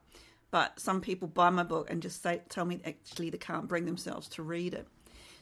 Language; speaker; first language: English; native; English